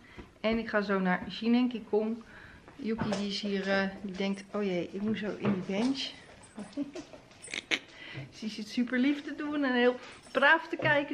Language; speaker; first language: Dutch; native; Dutch